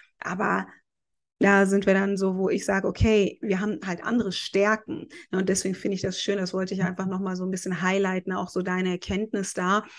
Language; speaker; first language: German; native; German